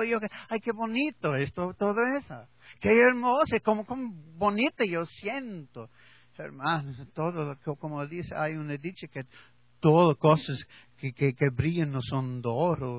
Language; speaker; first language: Spanish; non-native, learner; English